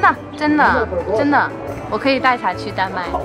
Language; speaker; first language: Chinese; non-native, fluent; Danish